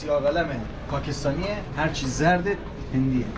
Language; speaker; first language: Persian; native; Persian